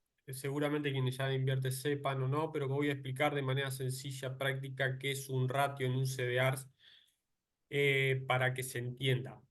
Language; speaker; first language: Spanish; native; Spanish